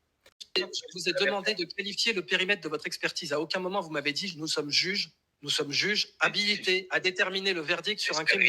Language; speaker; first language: French; native; French